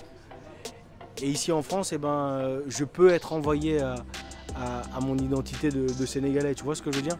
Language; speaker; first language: French; native; French